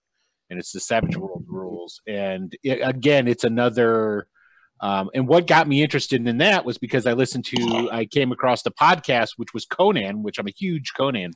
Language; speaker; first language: English; native; English